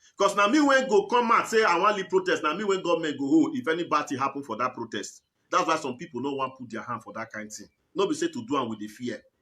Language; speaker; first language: Nigerian Pidgin; native; Nigerian Pidgin